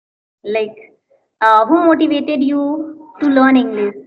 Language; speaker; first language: English; non-native, learner; Hindi